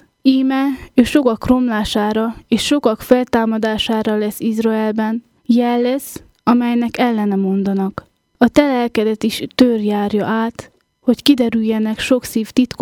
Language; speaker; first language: Hungarian; native; Hungarian